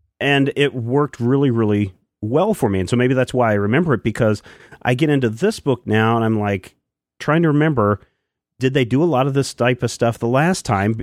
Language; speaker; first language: English; native; English